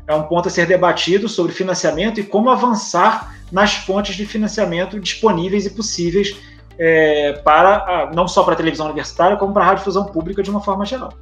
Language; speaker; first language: Portuguese; native; Portuguese